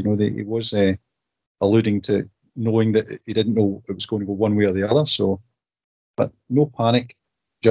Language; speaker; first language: English; native; English